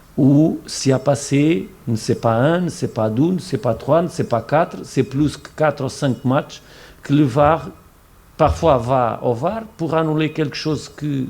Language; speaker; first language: French; non-native, fluent; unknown